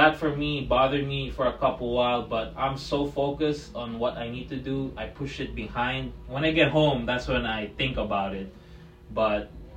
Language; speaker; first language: English; non-native, local second language; Filipino